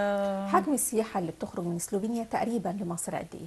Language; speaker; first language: Arabic; native; Arabic